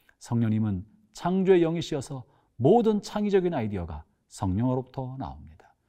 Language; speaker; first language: Korean; native; Korean